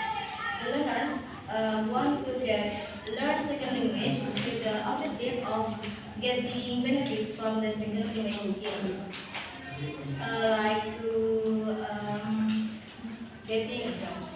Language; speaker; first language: English; non-native, learner; Indonesian